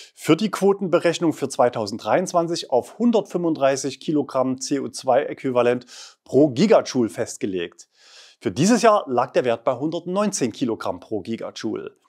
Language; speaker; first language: German; native; German